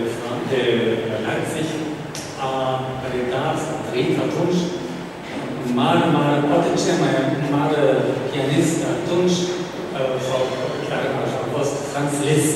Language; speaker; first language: Romanian; non-native, fluent; German